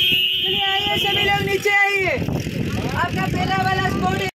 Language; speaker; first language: Hindi; non-native, local second language; Bangla